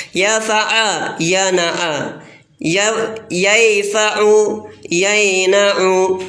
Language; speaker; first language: Arabic; non-native, fluent; Indonesian